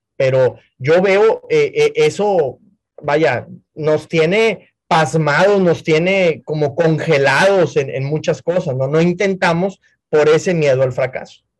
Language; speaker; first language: Spanish; native; Spanish